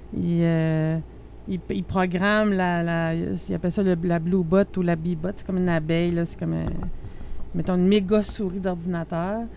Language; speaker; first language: French; native; French